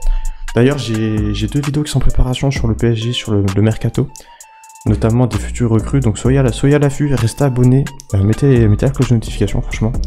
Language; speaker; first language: French; native; French